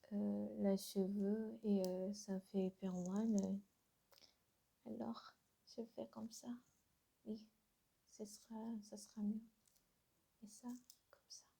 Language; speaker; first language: French; non-native, learner; Korean